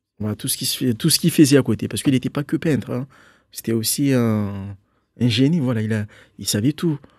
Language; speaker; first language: French; non-native, local second language; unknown